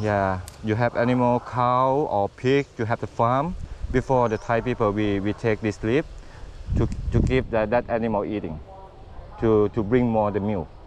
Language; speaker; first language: English; non-native, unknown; Thai